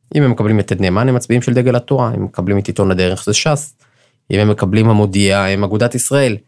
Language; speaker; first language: Hebrew; native; Hebrew